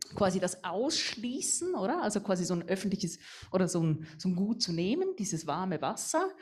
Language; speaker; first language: German; native; German